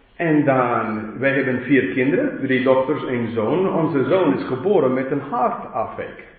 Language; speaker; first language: Dutch; non-native, fluent; English